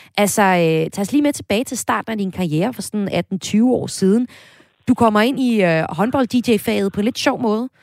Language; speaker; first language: Danish; native; Danish